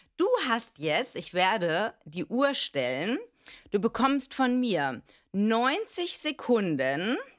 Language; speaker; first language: German; early bilingual, other home language; Greek